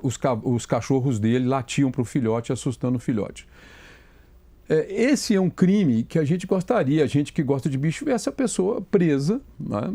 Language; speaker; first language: Portuguese; native; Portuguese